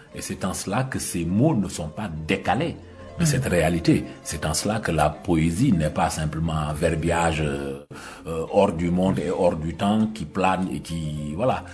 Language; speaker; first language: French; non-native, local second language; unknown